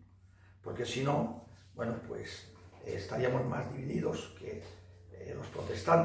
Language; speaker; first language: Spanish; native; Spanish